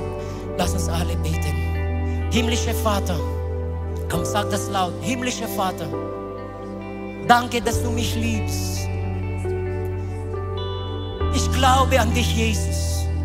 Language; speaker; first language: German; non-native, learner; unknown